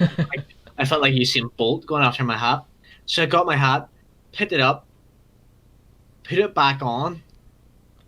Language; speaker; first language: English; native; English